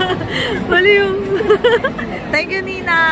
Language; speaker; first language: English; non-native, local second language; Filipino